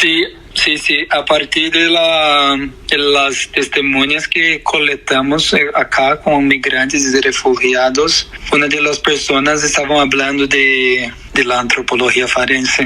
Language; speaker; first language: Spanish; non-native, fluent; Portuguese